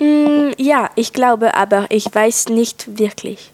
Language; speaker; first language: German; non-native, fluent; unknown